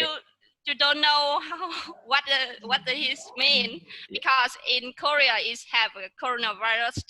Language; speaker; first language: English; non-native, learner; Vietnamese